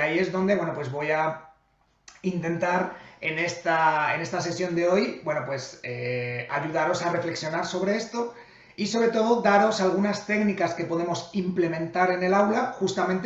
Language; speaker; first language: Spanish; native; Spanish